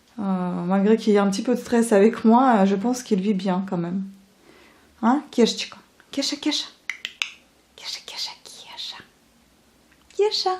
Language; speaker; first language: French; non-native, fluent; Ukrainian